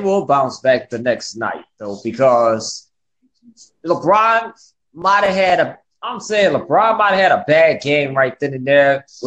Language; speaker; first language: English; native; English